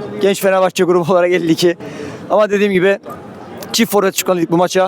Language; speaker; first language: Turkish; native; Turkish